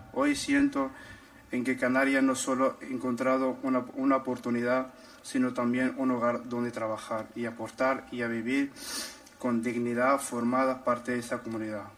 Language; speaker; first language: Spanish; non-native, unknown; Arabic